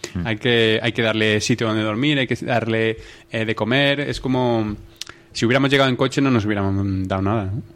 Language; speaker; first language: Spanish; native; Spanish